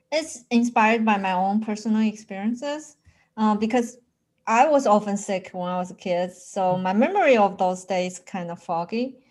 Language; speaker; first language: English; non-native, fluent; Chinese